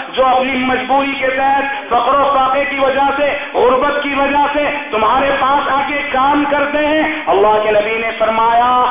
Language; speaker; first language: Urdu; native; Urdu